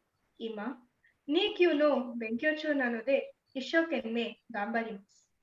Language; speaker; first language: Japanese; non-native, fluent; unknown